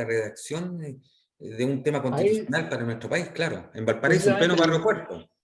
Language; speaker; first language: Spanish; native; Spanish